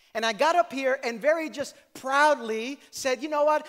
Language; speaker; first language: English; native; English